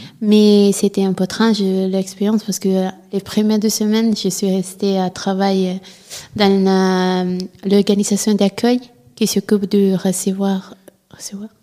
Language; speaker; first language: French; non-native, learner; Italian